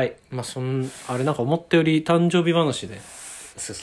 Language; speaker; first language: Japanese; native; Japanese